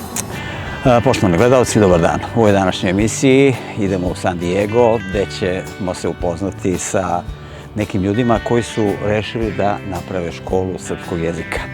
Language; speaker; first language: Serbian; native; Serbian